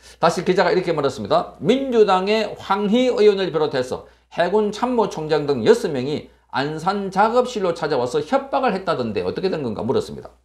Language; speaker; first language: Korean; native; Korean